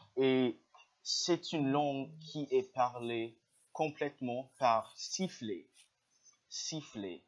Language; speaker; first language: French; non-native, learner; English